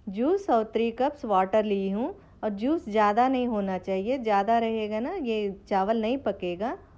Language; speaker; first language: Hindi; non-native, local second language; Telugu